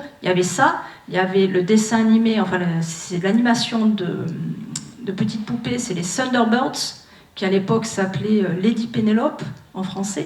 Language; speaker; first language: French; native; French